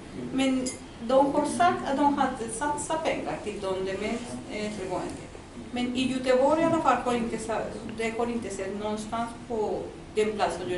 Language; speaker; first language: Swedish; non-native, learner; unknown